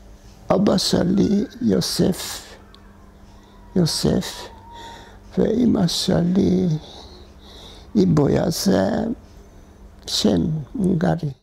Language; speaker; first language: Hebrew; non-native, fluent; Hungarian